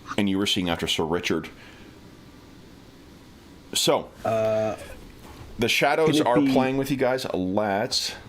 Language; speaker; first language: English; native; English